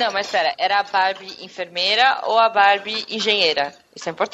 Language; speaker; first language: Portuguese; native; Portuguese